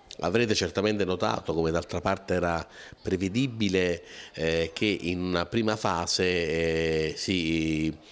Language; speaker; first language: Italian; native; Italian